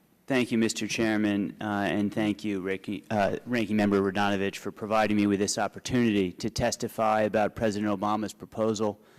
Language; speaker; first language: English; native; English